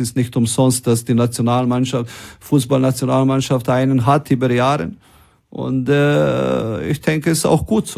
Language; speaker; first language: German; non-native, fluent; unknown